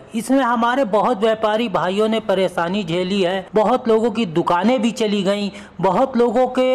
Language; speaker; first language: Hindi; native; Hindi